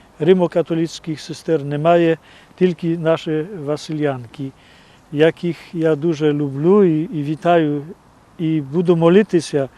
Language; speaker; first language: Ukrainian; non-native, fluent; Polish